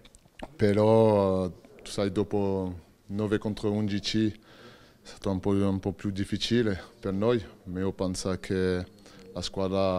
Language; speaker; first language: Italian; non-native, learner; French